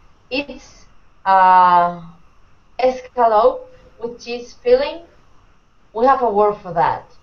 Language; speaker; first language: English; non-native, fluent; Spanish